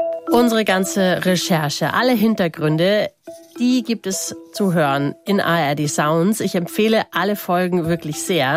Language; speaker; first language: German; native; German